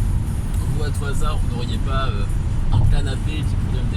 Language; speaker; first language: French; native; French